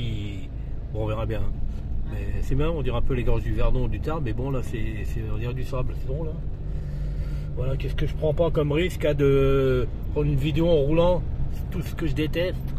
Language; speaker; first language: French; native; French